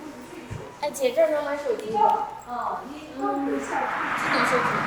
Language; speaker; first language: Chinese; native; Chinese